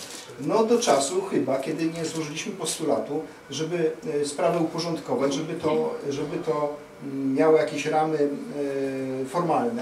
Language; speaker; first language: Polish; native; Polish